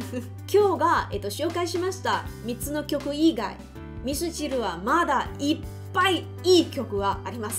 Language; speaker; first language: Japanese; non-native, learner; Chinese